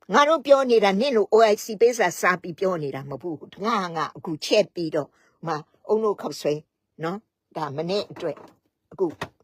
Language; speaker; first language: Burmese; native; Burmese